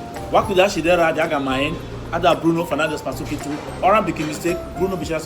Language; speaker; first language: Indonesian; non-native, fluent; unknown